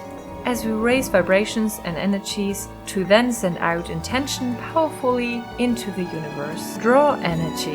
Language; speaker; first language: English; non-native, fluent; German